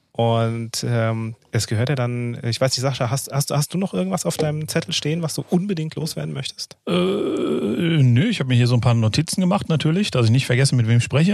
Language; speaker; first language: German; native; German